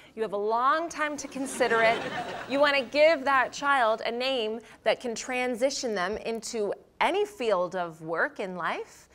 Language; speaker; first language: English; native; English